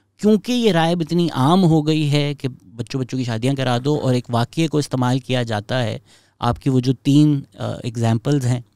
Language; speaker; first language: Urdu; native; Urdu